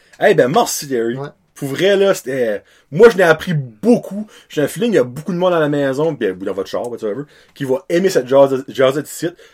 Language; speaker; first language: French; native; French